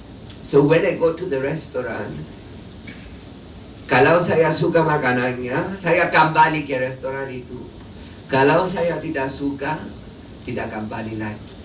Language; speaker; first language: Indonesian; non-native, learner; Greek